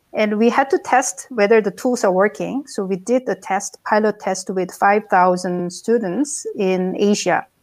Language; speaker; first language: English; non-native, fluent; Korean